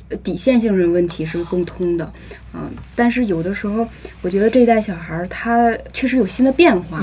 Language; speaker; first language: Chinese; native; Chinese